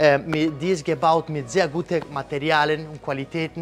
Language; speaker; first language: German; non-native, learner; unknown